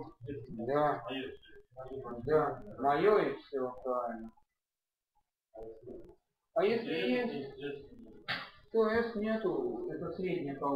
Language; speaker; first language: Russian; native; Russian